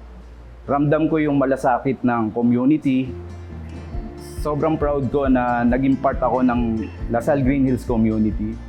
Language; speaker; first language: Filipino; native; Filipino